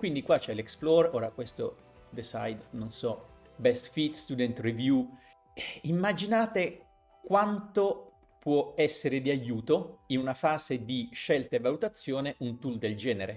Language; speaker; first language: Italian; native; Italian